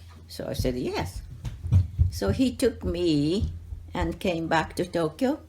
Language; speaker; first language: English; non-native, learner; Japanese